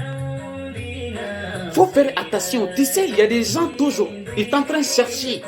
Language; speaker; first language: French; non-native, local second language; Bambara